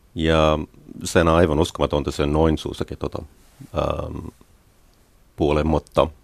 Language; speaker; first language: Finnish; non-native, learner; English